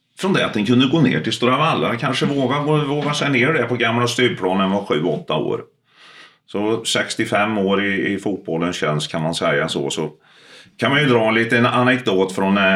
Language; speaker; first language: Swedish; early bilingual, other home language; Finnish